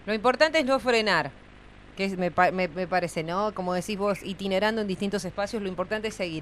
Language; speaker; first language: Spanish; native; Spanish